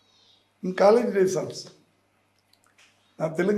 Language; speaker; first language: Telugu; non-native, learner; Tamil